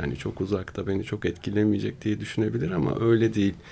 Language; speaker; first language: Turkish; native; Turkish